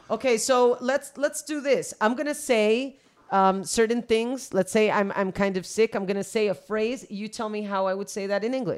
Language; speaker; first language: English; non-native, fluent; Spanish